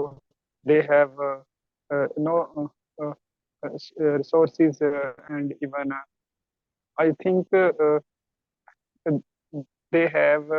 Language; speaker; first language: English; non-native, learner; Urdu